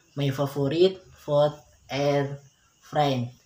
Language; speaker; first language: English; non-native, learner; Indonesian